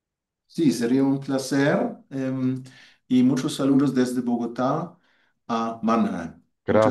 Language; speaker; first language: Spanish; non-native, fluent; German